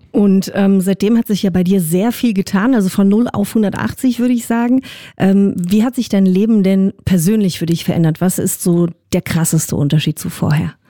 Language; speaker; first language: German; non-native, local second language; Luxembourgish